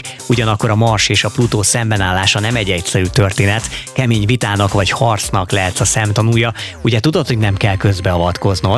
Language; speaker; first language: Hungarian; native; Hungarian